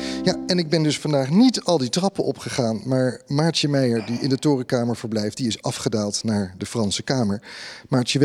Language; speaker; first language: Dutch; native; Dutch